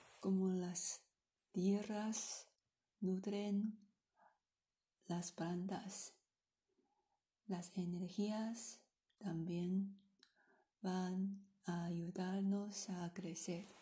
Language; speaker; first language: Spanish; non-native, learner; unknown